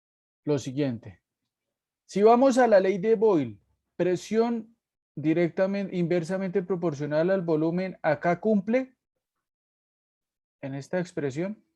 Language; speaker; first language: Spanish; native; Spanish